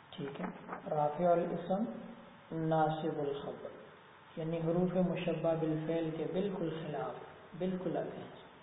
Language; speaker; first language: Urdu; native; Urdu